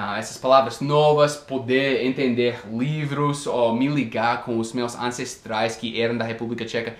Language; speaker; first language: Portuguese; non-native, fluent; English